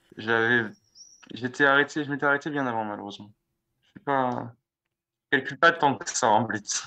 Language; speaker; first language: French; native; French